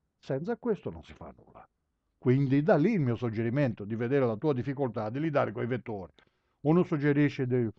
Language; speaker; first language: Italian; early bilingual, heritage; Italian